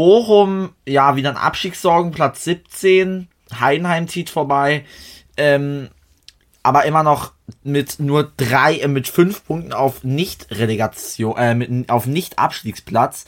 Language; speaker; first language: German; native; German